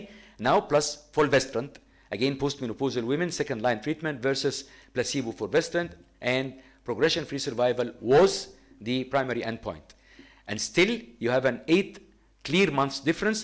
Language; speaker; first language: English; non-native, fluent; Arabic